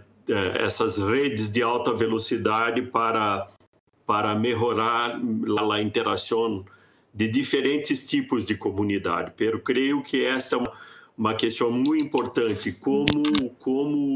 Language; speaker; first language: Spanish; non-native, fluent; Portuguese